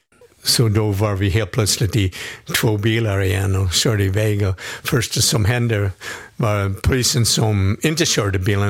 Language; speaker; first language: Swedish; non-native, fluent; English